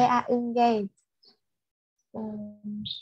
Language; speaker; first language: English; non-native, learner; Vietnamese